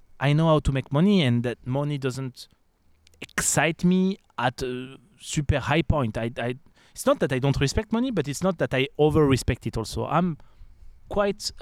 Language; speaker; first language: English; non-native, fluent; French